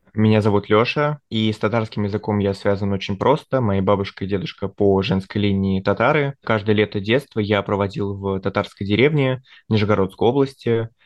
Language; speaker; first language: Russian; native; Russian